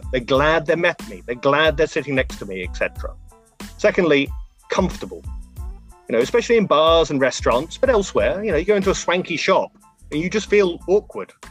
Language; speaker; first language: English; native; English